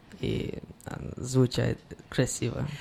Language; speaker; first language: Russian; early bilingual, heritage; Russian